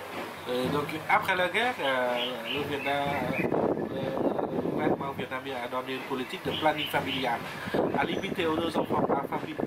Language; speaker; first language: French; non-native, fluent; Vietnamese